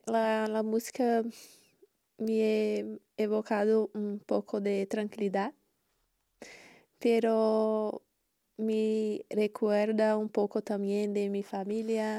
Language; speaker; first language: Spanish; non-native, learner; Portuguese